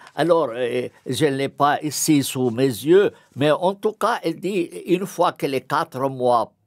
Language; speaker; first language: French; non-native, fluent; Arabic